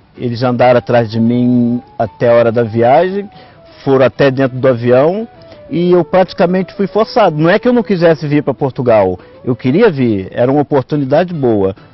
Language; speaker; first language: Portuguese; native; Portuguese